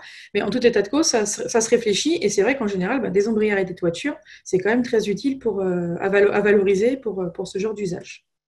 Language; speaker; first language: French; native; French